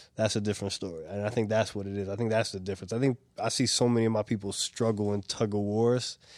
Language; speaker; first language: English; native; English